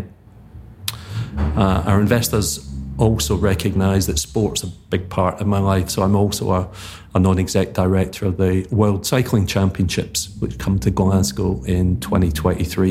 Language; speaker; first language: English; native; English